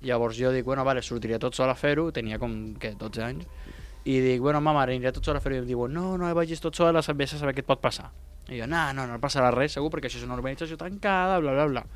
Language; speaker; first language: Catalan; early bilingual, other home language; Spanish